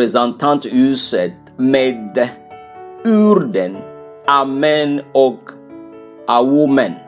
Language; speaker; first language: Swedish; non-native, fluent; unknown